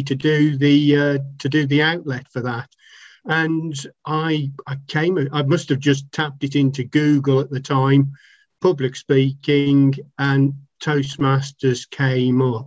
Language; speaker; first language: English; native; English